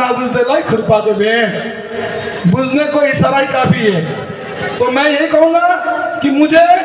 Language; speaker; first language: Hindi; non-native, local second language; Bangla